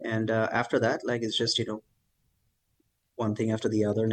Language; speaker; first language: English; non-native, local second language; Bangla